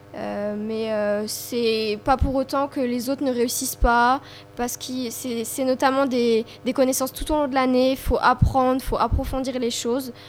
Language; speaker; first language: French; native; French